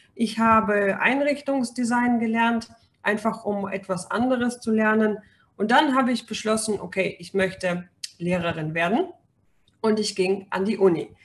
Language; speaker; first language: German; non-native, fluent; Russian